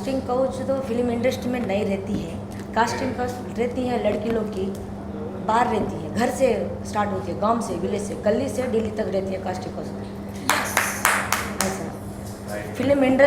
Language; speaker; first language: Hindi; non-native, local second language; Lambadi